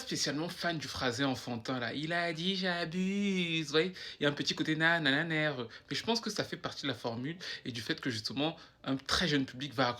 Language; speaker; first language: French; native; French